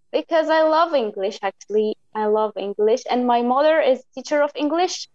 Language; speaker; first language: English; non-native, local second language; Arabic